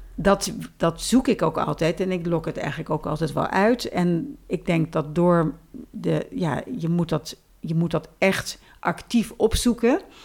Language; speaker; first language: Dutch; native; Dutch